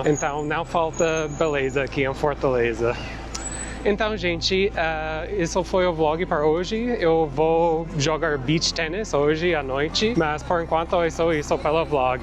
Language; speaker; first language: Portuguese; non-native, fluent; English